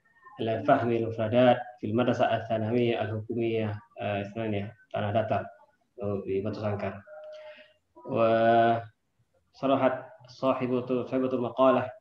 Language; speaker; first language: Arabic; non-native, fluent; Indonesian